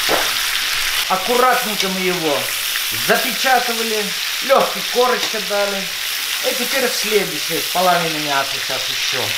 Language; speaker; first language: Russian; non-native, fluent; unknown